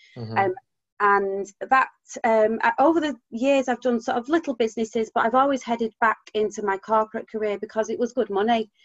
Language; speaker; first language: English; native; English